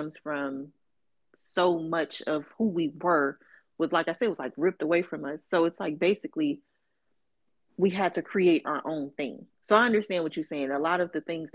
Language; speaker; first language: English; native; English